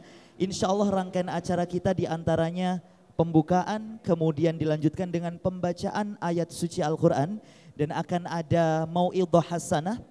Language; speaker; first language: Indonesian; native; Indonesian